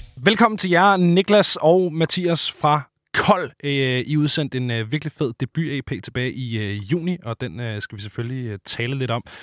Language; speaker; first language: Danish; native; Danish